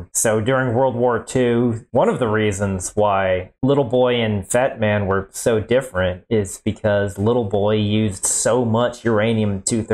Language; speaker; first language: English; native; English